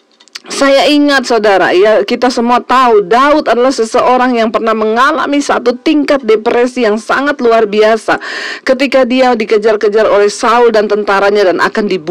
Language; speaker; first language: Indonesian; native; Indonesian